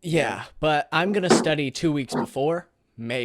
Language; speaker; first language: English; native; English